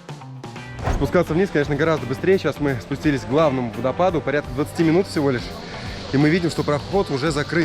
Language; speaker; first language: Russian; native; Russian